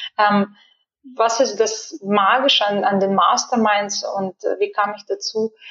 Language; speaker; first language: German; non-native, fluent; Bulgarian